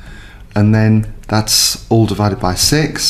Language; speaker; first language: English; native; English